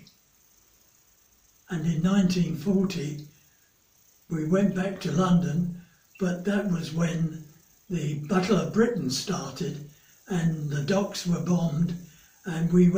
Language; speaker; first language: English; native; English